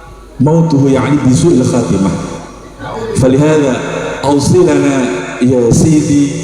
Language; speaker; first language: Arabic; non-native, fluent; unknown